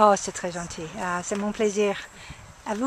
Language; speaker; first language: French; non-native, fluent; English